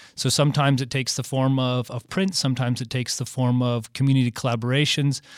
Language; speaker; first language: English; native; English